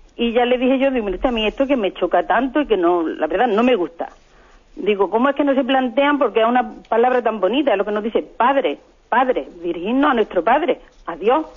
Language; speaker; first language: Spanish; native; Spanish